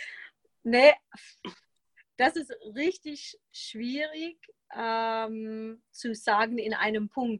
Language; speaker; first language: German; non-native, fluent; English